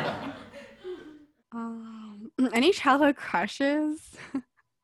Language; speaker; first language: English; early bilingual, other home language; Cantonese